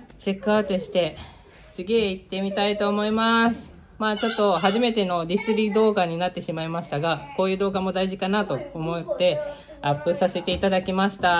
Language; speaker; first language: Japanese; native; Japanese